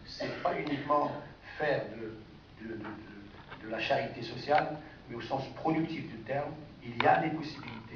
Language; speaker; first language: French; non-native, local second language; Arabic